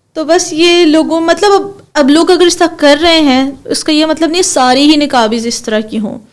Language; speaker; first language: Urdu; early bilingual, heritage; Urdu